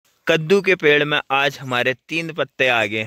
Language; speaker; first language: Hindi; native; Hindi